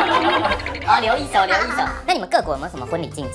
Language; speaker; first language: Chinese; native; Chinese